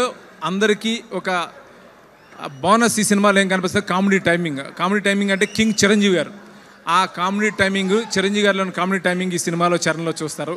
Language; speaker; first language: Telugu; native; Telugu